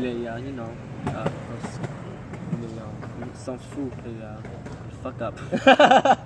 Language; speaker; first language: French; non-native, learner; English